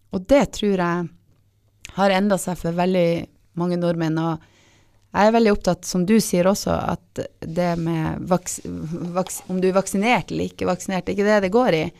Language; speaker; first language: Norwegian; native; Norwegian